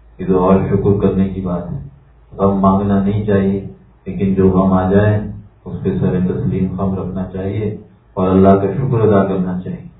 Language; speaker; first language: Urdu; native; Urdu